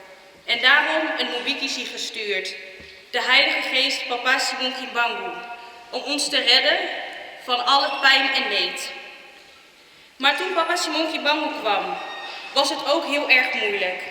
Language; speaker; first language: Dutch; early bilingual, other home language; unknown